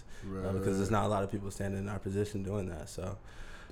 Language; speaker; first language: English; native; English